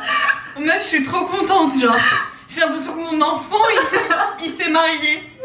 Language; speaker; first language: French; native; French